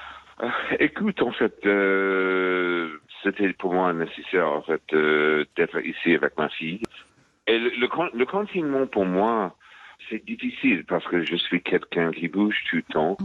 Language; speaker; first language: French; non-native, fluent; English